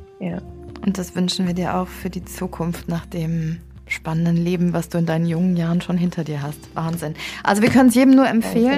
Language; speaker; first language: German; native; German